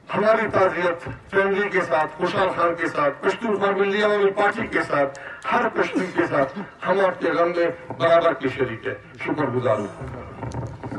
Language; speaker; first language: Urdu; non-native, local second language; Baluchi